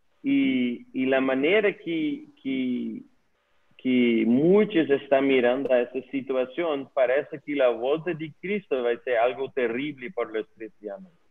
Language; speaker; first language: Spanish; non-native, learner; Dutch